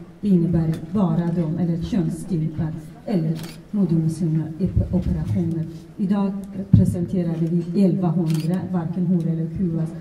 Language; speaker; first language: Swedish; non-native, fluent; Central Kurdish